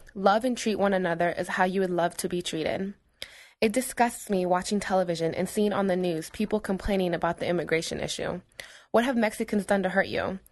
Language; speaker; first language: English; native; English